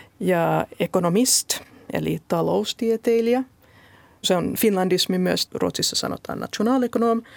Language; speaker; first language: Finnish; non-native, local second language; Swedish